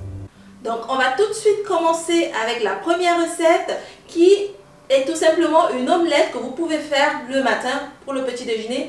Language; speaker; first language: French; native; French